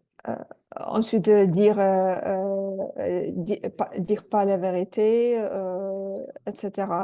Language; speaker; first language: French; non-native, fluent; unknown